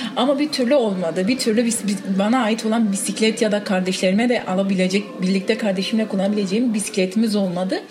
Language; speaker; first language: Turkish; non-native, local second language; Kurdish